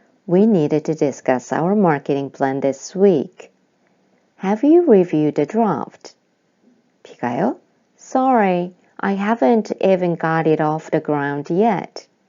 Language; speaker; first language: English; non-native, fluent; Korean